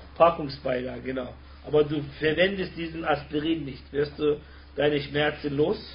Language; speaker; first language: German; early bilingual, other home language; Turkish